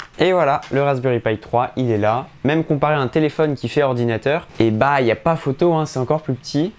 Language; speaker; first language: French; native; French